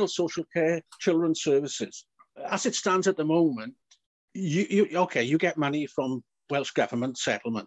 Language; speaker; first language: English; native; English